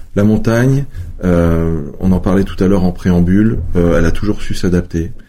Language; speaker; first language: French; native; French